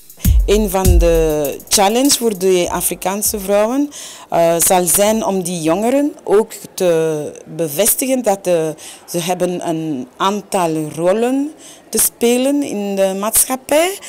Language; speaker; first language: Dutch; non-native, learner; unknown